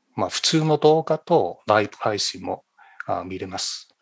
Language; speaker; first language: Japanese; non-native, fluent; Chinese